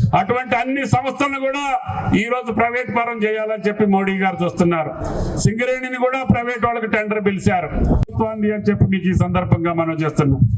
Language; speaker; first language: Telugu; native; Telugu